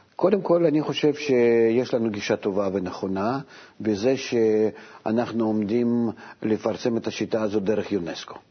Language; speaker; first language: Hebrew; non-native, fluent; Russian